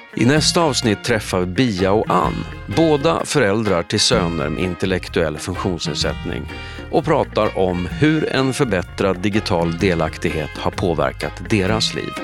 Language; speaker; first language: Swedish; native; Swedish